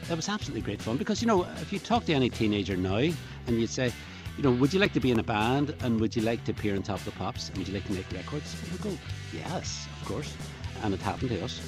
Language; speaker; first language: English; native; English